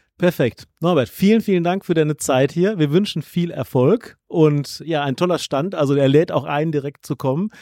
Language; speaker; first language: German; native; German